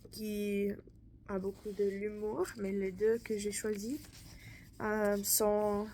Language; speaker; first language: French; non-native, learner; English